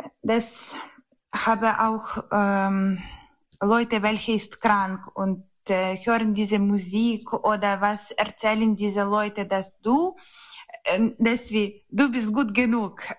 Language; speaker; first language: German; non-native, learner; Ukrainian